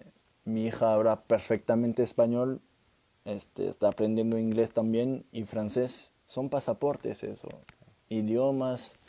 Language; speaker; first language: Spanish; non-native, fluent; French